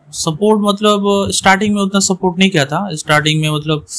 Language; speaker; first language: Hindi; non-native, local second language; Bangla